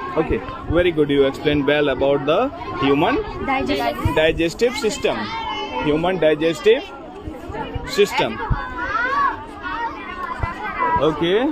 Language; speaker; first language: English; non-native, local second language; Hindi